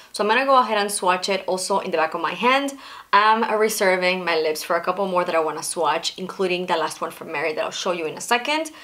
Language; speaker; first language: English; non-native, fluent; Spanish